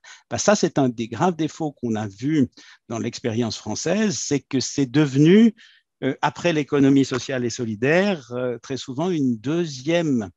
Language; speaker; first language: French; native; French